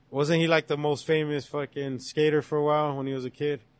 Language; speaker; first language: English; early bilingual, other home language; Spanish